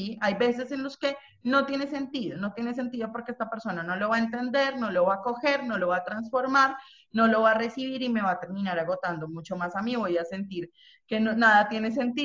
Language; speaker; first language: Spanish; native; Spanish